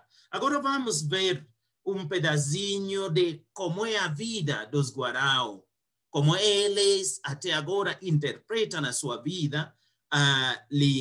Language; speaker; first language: Portuguese; non-native, fluent; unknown